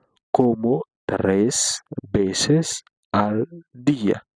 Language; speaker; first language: Spanish; non-native, fluent; Haitian Creole